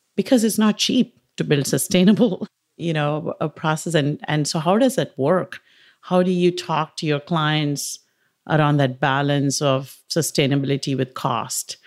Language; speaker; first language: English; non-native, local second language; Tamil